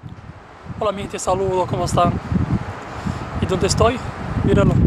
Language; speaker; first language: Spanish; non-native, learner; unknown